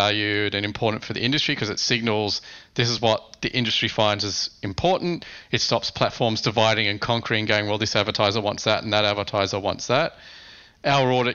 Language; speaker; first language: English; native; English